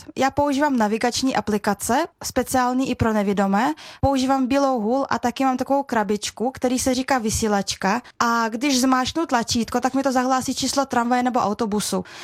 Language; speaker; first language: Czech; early bilingual, other home language; Russian